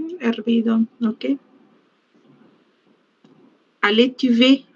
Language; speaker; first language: French; non-native, fluent; Spanish